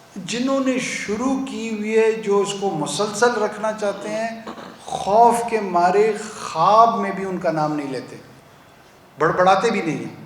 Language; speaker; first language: Urdu; non-native, local second language; Pashto